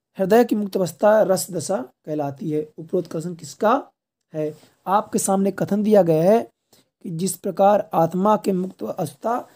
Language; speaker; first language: Hindi; native; Hindi